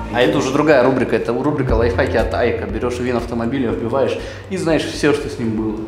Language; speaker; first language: Russian; native; Russian